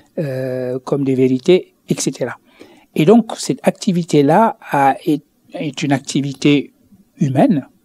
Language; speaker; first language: French; non-native, local second language; Wolof